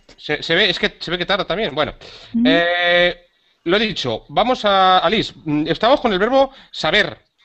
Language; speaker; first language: Spanish; native; Spanish